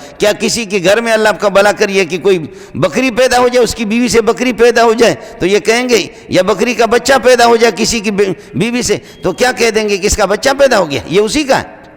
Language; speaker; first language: Urdu; non-native, local second language; Pashto